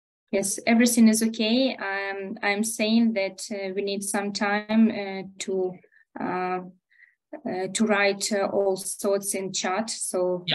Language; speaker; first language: English; non-native, fluent; Ukrainian